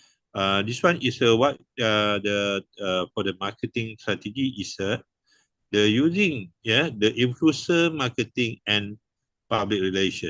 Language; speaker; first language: English; non-native, local second language; Malay